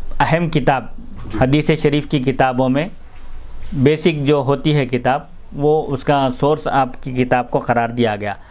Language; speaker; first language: Urdu; native; Urdu